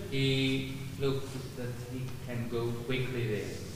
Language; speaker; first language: English; non-native, learner; German